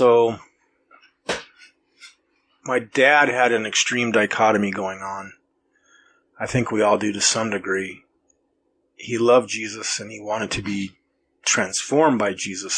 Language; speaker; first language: English; native; English